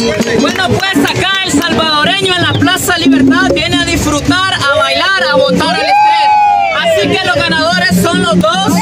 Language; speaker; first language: Spanish; native; Spanish